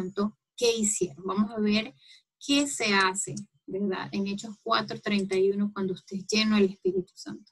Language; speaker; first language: Spanish; native; Spanish